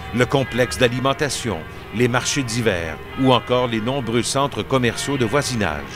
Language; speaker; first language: French; native; French